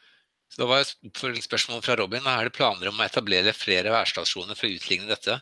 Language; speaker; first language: Norwegian; native; Norwegian